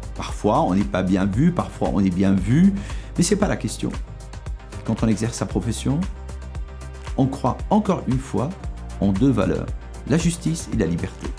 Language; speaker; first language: French; non-native, local second language; Arabic